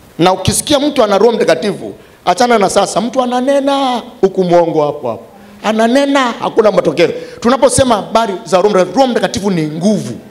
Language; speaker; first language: Swahili; native; Swahili